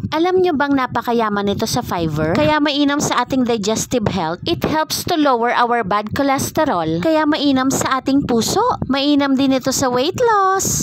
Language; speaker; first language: Filipino; non-native, local second language; Bikol